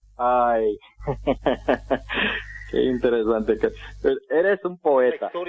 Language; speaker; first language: Spanish; non-native, fluent; English